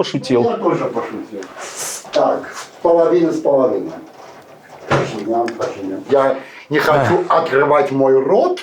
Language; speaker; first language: Russian; non-native, fluent; Armenian